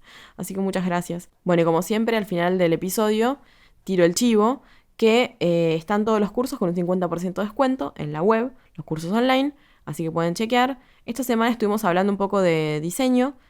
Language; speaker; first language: Spanish; native; Spanish